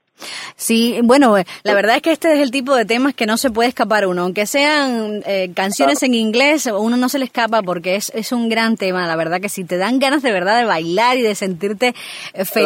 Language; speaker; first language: Spanish; native; Spanish